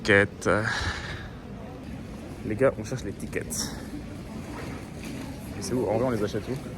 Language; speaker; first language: French; native; French